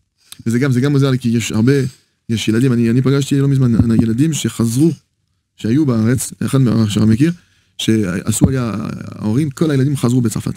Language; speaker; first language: Hebrew; non-native, fluent; French